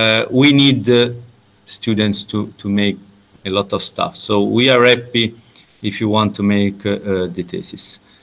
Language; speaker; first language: English; non-native, fluent; Italian